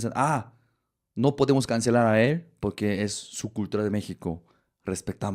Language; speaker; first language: Spanish; non-native, fluent; Korean